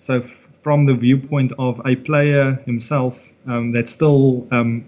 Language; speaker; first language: English; non-native, local second language; Afrikaans